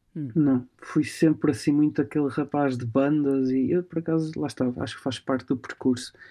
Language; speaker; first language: Portuguese; early bilingual, other home language; Romanian